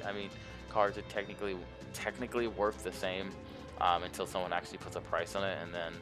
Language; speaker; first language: English; native; English